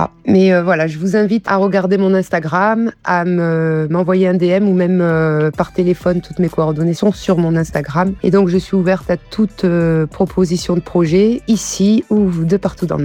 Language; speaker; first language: French; early bilingual, other home language; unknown